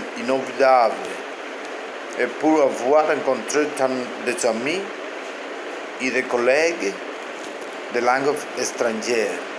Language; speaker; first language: French; non-native, learner; Spanish